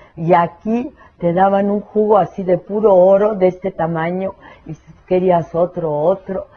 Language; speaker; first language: Spanish; early bilingual, other home language; French